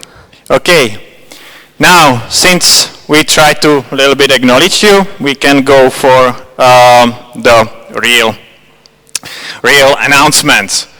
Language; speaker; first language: English; non-native, fluent; Czech